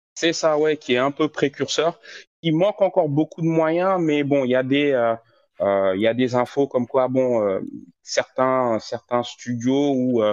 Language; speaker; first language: French; non-native, local second language; Wolof